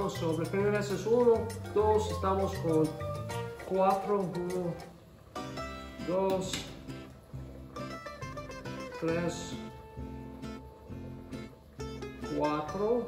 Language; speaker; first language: Spanish; non-native, fluent; English